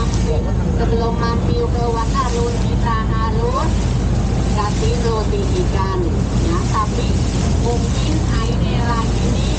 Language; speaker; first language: Indonesian; non-native, fluent; Thai